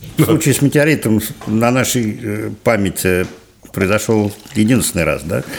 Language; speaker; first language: Russian; native; Russian